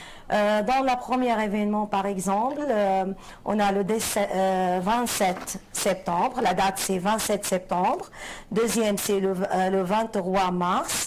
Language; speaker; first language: French; non-native, fluent; Arabic